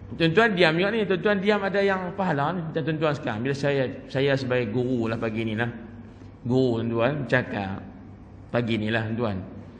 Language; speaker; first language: Malay; native; Malay